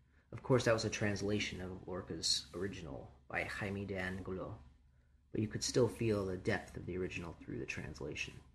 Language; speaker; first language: English; native; English